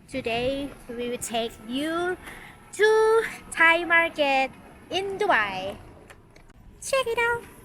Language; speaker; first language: English; non-native, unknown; Thai